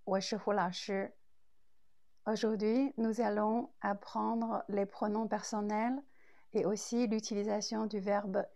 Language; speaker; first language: French; non-native, fluent; Chinese